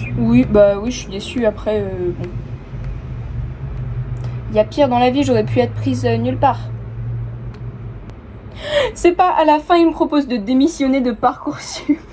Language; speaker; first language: French; native; French